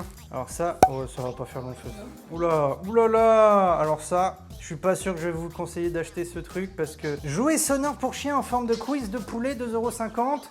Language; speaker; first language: French; native; French